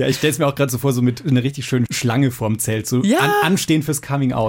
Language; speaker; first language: German; native; German